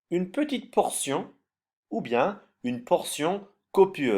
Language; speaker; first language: French; non-native, fluent; Turkish